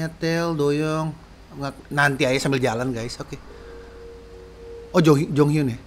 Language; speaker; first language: Indonesian; native; Indonesian